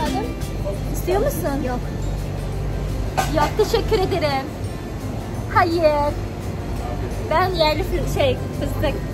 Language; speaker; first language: Turkish; non-native, fluent; Filipino